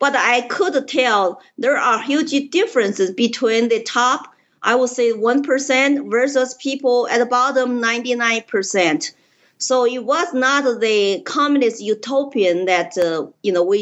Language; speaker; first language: English; non-native, fluent; Chinese